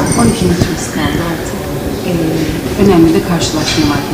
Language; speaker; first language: Turkish; native; Turkish